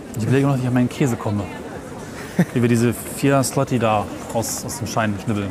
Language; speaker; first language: German; native; German